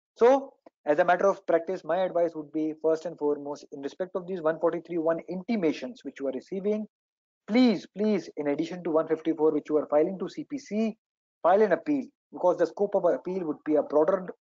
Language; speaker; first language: English; non-native, local second language; Hindi